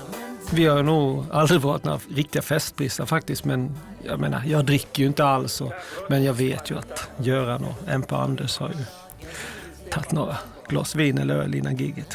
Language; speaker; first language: Swedish; native; Swedish